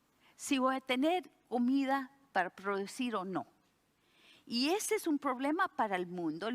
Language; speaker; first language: Spanish; early bilingual, heritage; Spanish